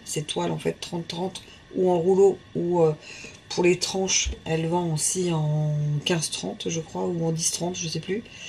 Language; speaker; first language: French; native; French